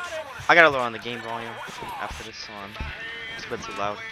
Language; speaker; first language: English; non-native, fluent; Swedish